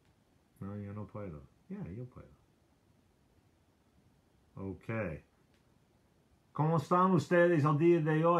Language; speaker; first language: Spanish; non-native, learner; English